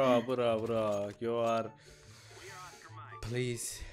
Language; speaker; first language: English; non-native, learner; Turkish